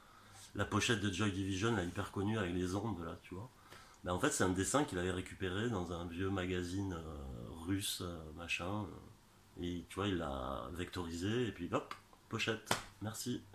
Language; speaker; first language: French; native; French